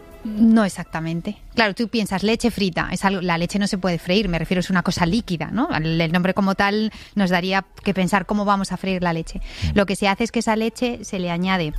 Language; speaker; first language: Spanish; native; Spanish